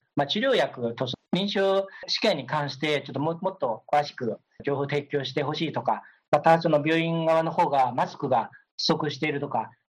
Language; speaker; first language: Japanese; non-native, fluent; Chinese